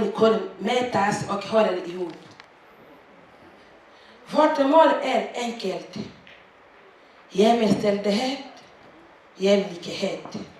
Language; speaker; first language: Swedish; non-native, fluent; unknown